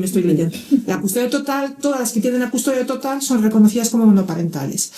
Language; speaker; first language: Spanish; native; Spanish